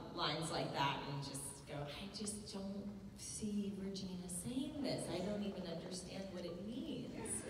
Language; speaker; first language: English; native; English